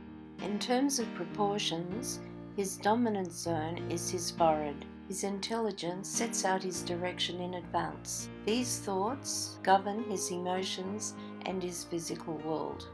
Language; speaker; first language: English; native; English